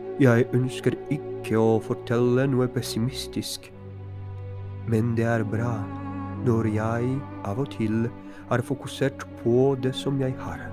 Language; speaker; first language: Norwegian; non-native, fluent; Polish